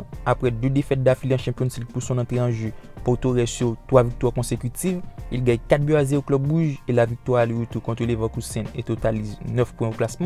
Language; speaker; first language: French; native; French